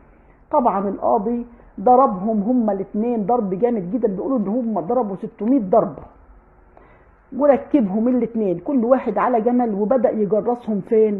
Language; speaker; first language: Arabic; native; Arabic